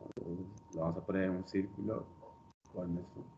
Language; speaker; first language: Spanish; native; Spanish